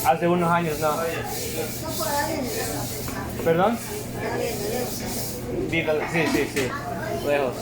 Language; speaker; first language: Spanish; early bilingual, heritage; English